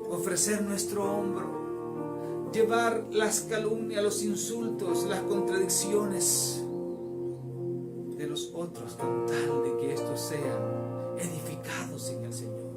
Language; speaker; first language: Spanish; native; Spanish